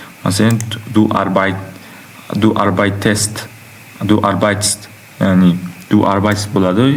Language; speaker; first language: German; non-native, learner; Uzbek